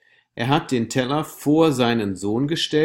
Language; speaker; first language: German; non-native, fluent; English